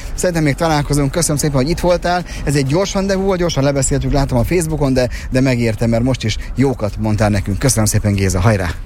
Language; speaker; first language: Hungarian; native; Hungarian